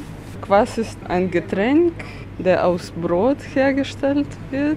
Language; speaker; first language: German; non-native, fluent; Russian